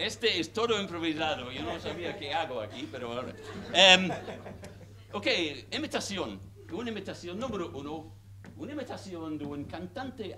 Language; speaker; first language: Spanish; non-native, fluent; English